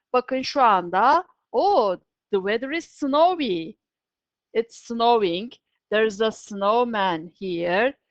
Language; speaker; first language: English; non-native, fluent; Turkish